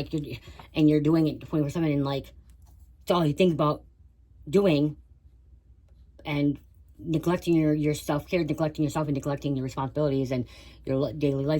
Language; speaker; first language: English; native; English